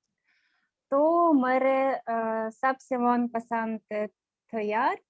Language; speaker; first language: Hindi; non-native, learner; Russian